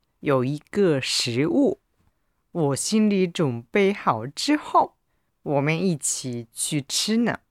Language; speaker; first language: Chinese; non-native, fluent; Japanese